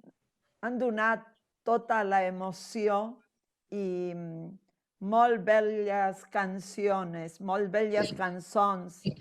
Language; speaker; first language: Catalan; non-native, fluent; Spanish